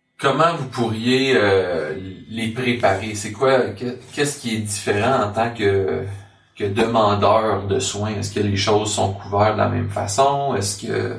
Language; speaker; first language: French; native; French